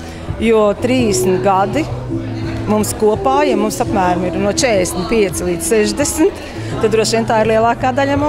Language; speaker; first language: Latvian; native; Latvian